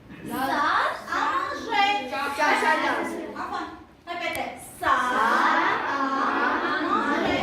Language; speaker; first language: French; non-native, fluent; Armenian